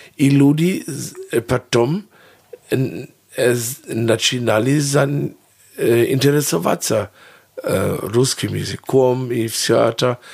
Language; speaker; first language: Russian; non-native, fluent; German